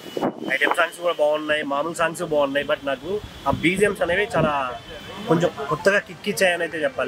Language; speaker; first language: Telugu; native; Telugu